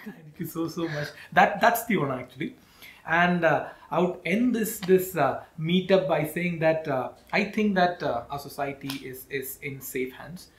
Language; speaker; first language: English; non-native, local second language; Malayalam